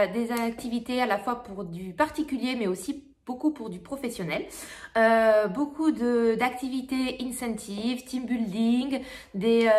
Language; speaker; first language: French; native; French